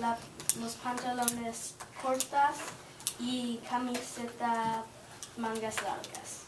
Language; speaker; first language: Spanish; non-native, learner; English